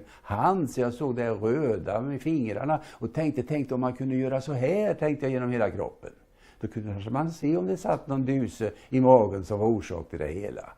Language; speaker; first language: Swedish; native; Swedish